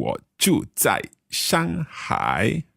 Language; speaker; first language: Chinese; non-native, learner; English